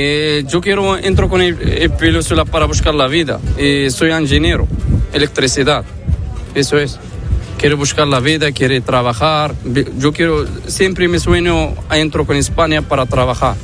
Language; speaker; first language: Spanish; non-native, learner; Arabic